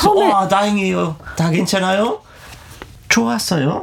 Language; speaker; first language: Korean; non-native, learner; German